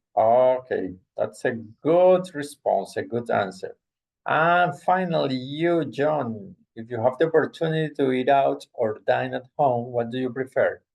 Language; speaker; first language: English; non-native, fluent; Spanish